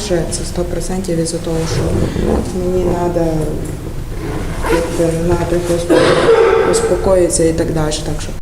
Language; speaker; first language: Ukrainian; native; Ukrainian